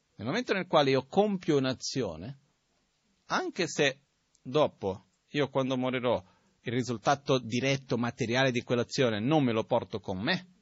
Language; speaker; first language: Italian; non-native, fluent; Portuguese